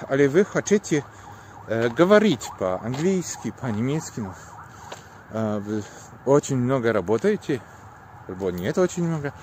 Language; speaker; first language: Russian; non-native, learner; Polish